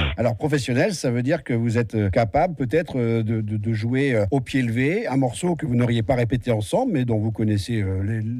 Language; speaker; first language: French; native; French